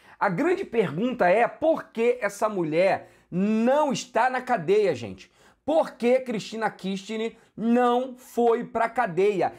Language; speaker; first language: Portuguese; native; Portuguese